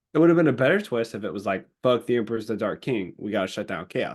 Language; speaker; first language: English; native; English